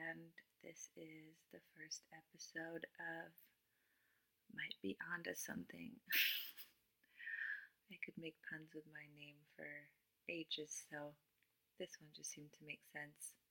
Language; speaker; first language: English; non-native, fluent; Romanian